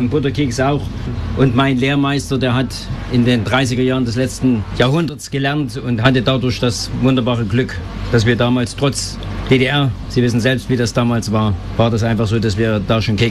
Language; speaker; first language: German; native; German